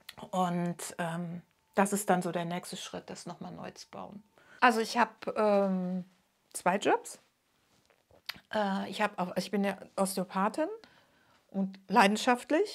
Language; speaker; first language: German; native; German